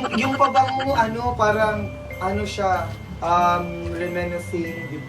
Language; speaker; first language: Filipino; native; Filipino